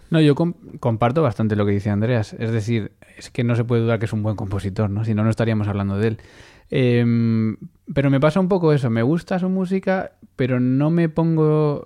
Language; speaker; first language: Spanish; native; Spanish